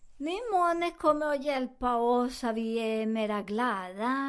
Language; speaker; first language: Swedish; non-native, learner; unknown